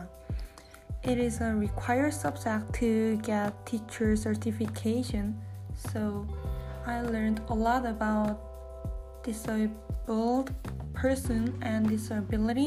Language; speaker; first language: English; non-native, learner; Korean